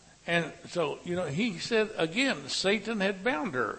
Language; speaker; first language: English; native; English